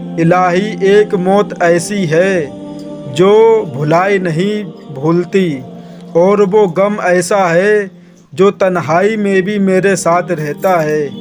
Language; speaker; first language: Urdu; native; Urdu